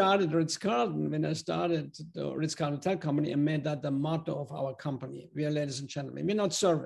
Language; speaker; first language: English; non-native, fluent; German